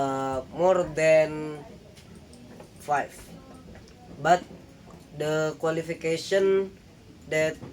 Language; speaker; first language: English; non-native, learner; Indonesian